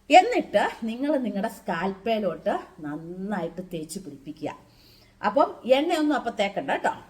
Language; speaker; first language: Malayalam; native; Malayalam